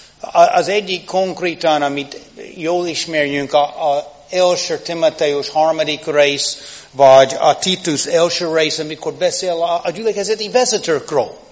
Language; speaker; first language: Hungarian; non-native, fluent; English